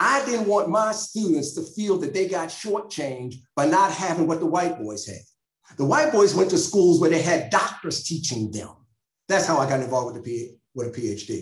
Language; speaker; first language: English; native; English